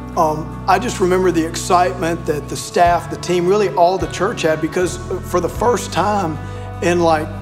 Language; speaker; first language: English; native; English